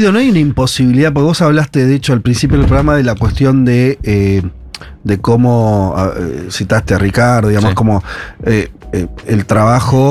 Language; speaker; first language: Spanish; native; Spanish